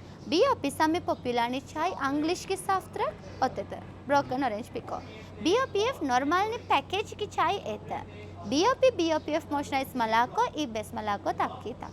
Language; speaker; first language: Russian; non-native, learner; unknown